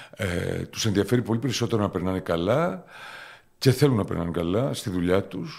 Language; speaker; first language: Greek; native; Greek